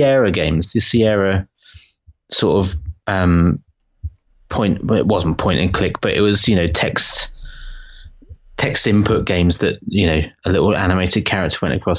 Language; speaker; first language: English; native; English